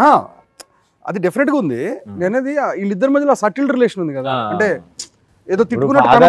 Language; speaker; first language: Telugu; native; Telugu